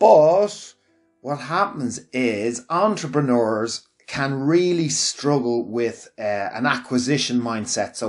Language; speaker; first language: English; native; English